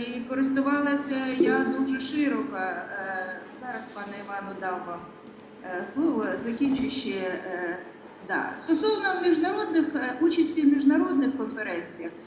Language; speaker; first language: Ukrainian; non-native, local second language; Russian